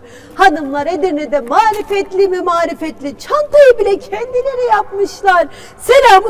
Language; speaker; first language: Turkish; native; Turkish